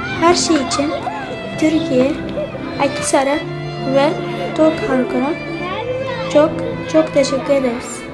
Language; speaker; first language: Turkish; early bilingual, other home language; Arabic